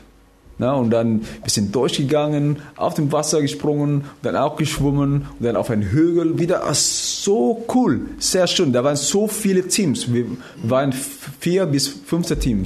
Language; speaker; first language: German; non-native, fluent; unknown